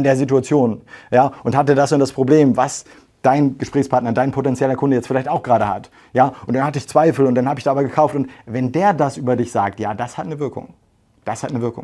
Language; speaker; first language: German; native; German